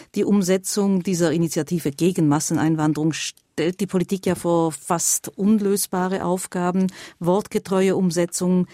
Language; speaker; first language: German; native; German